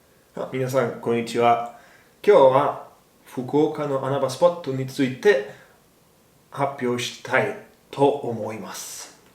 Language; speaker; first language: Japanese; non-native, learner; English